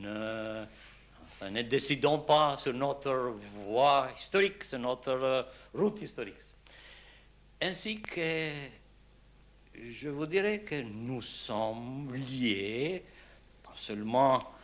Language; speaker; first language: French; non-native, fluent; Albanian